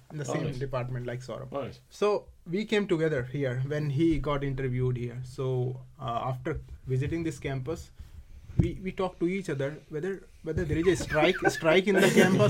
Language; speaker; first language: English; non-native, local second language; Hindi